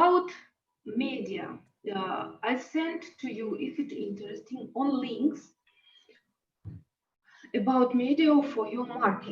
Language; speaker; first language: English; non-native, learner; Russian